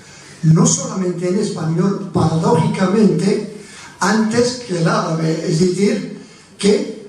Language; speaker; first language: Spanish; non-native, fluent; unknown